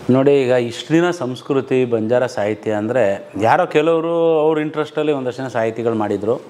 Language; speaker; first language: Kannada; non-native, local second language; Lambadi